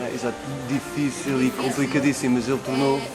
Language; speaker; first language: Portuguese; native; Portuguese